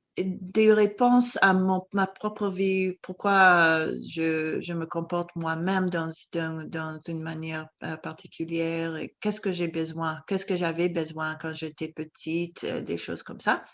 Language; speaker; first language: French; non-native, fluent; English